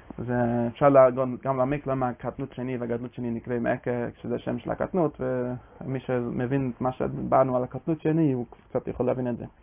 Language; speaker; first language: Hebrew; non-native, fluent; English